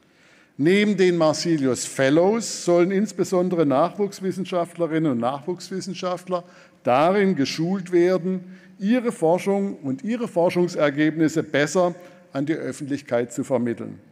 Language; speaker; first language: German; native; German